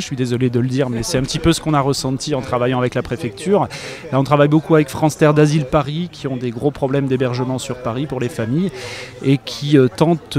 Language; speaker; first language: French; native; French